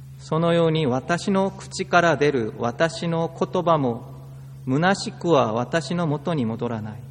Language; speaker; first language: Japanese; non-native, fluent; Korean